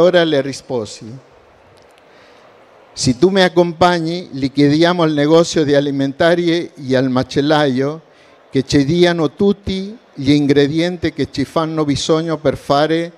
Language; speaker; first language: Italian; non-native, learner; Spanish